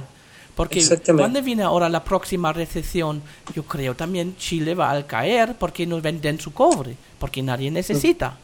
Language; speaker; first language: Spanish; non-native, fluent; German